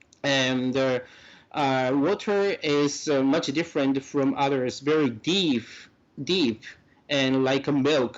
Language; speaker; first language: English; non-native, fluent; Japanese